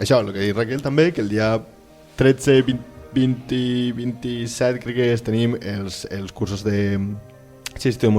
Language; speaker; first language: Catalan; native; Catalan